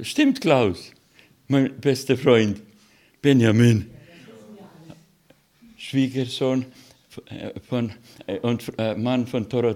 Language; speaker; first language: German; non-native, fluent; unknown